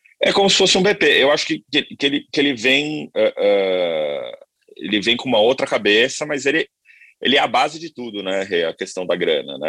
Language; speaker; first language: Portuguese; native; Portuguese